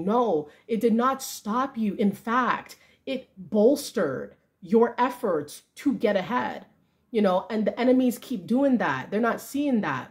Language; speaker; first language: English; native; English